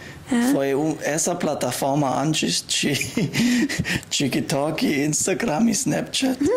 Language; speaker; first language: Portuguese; non-native, learner; German